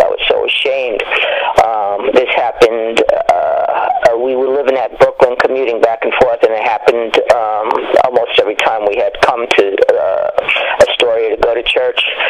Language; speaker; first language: English; early bilingual, other home language; Greek